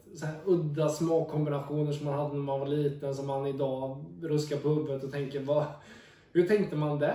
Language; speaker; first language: Swedish; native; Swedish